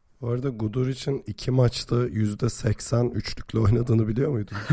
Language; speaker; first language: Turkish; native; Turkish